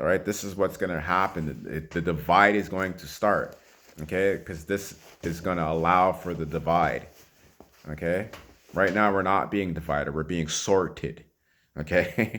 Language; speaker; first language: English; native; English